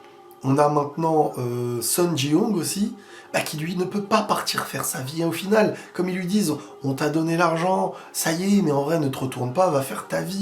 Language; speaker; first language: French; native; French